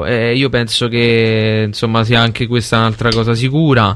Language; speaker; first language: Italian; native; Italian